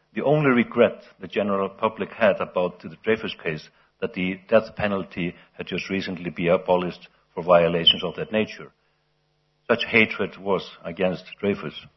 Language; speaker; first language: English; non-native, fluent; Icelandic